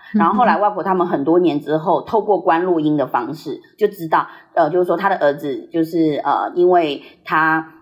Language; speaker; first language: Chinese; early bilingual, heritage; Chinese